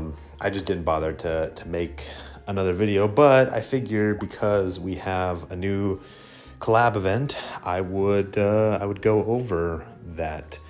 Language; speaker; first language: English; native; English